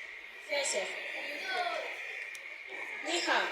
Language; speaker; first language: Chinese; non-native, learner; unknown